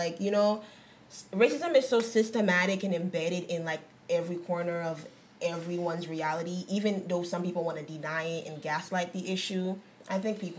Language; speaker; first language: English; non-native, fluent; French